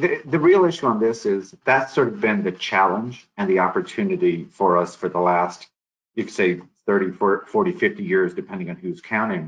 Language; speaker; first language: English; native; English